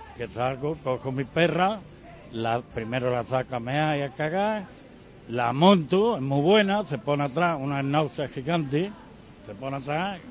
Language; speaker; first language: Spanish; native; Spanish